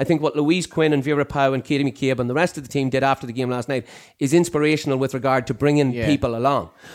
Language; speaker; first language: English; native; English